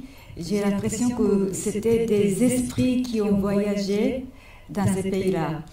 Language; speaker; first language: French; non-native, fluent; Japanese